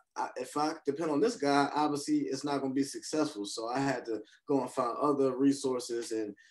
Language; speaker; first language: English; native; English